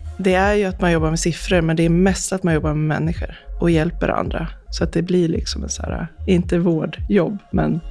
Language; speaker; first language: Swedish; native; Swedish